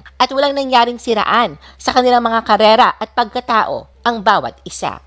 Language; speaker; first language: Filipino; native; Filipino